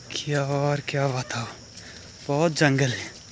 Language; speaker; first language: Hindi; non-native, local second language; Bangla